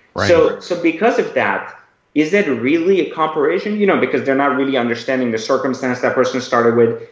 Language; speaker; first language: English; early bilingual, other home language; Persian